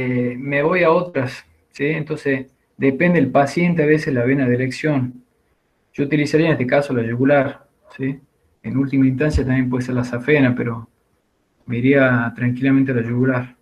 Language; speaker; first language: Spanish; native; Spanish